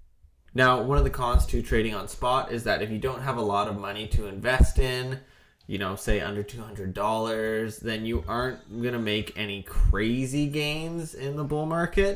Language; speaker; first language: English; native; English